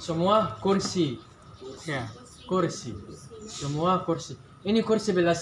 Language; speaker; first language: Indonesian; non-native, learner; Arabic